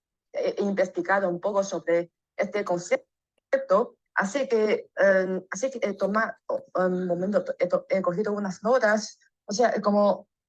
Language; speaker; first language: Spanish; non-native, learner; Chinese